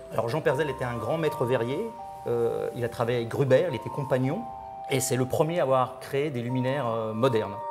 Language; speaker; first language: French; native; French